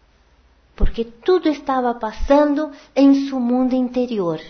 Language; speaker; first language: Portuguese; non-native, learner; Spanish